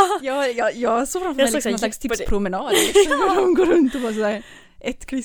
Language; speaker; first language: Swedish; native; Swedish